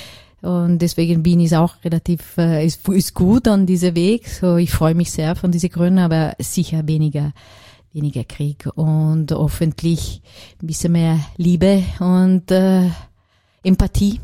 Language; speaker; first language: German; non-native, learner; Italian